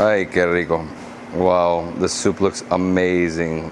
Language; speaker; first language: English; early bilingual, other home language; Spanish